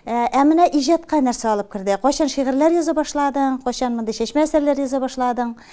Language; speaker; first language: Tatar; native; Tatar